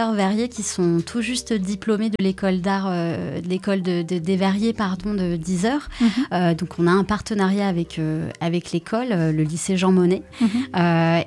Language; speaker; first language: French; native; French